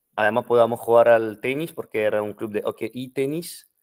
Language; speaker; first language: Spanish; non-native, fluent; French